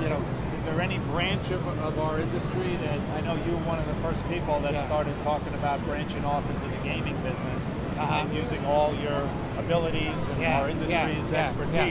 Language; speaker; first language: English; native; English